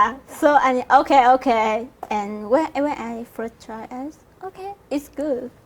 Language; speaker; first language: English; non-native, learner; Vietnamese